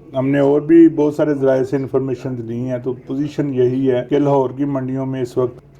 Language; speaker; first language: Urdu; non-native, local second language; Punjabi